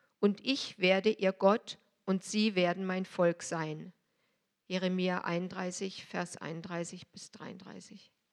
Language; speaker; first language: German; native; German